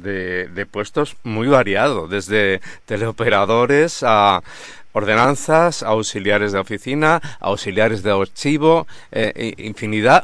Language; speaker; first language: Spanish; native; Spanish